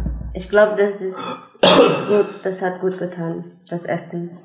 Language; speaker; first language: German; non-native, fluent; Indonesian